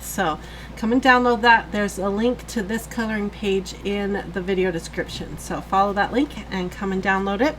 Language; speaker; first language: English; native; English